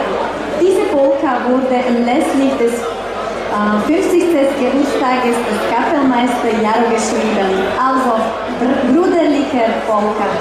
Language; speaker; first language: German; non-native, fluent; Slovak